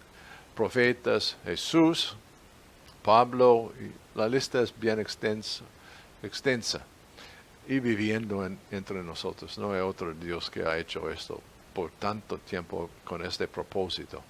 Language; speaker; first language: Spanish; non-native, fluent; English